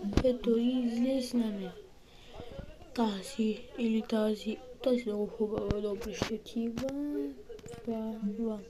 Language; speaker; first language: Bulgarian; early bilingual, heritage; Bulgarian